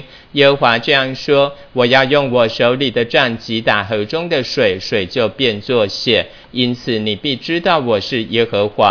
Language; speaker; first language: Chinese; native; Chinese